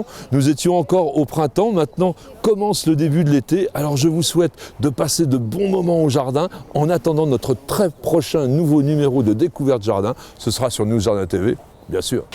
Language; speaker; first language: French; native; French